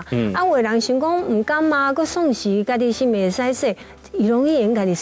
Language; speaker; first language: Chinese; native; Chinese